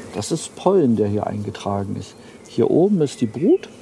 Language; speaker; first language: German; native; German